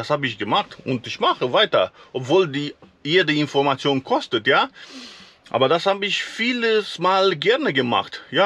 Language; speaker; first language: German; non-native, fluent; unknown